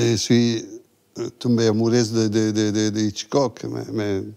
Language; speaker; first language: French; non-native, fluent; Italian